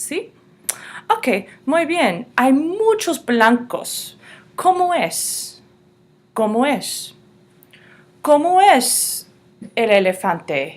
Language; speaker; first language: Spanish; non-native, fluent; English